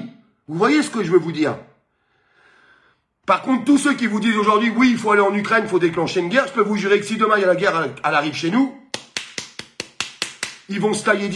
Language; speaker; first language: French; native; French